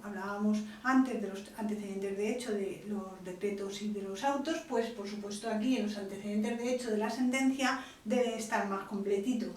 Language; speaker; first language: Spanish; native; Spanish